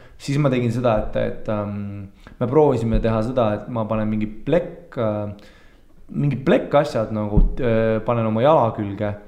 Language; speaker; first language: Estonian; early bilingual, heritage; Estonian